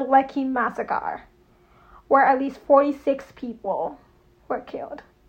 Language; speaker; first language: English; non-native, local second language; Yoruba